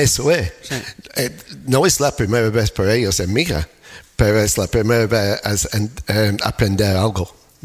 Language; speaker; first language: Spanish; non-native, fluent; English